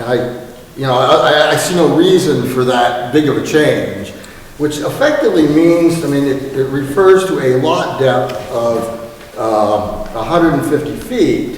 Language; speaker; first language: English; native; English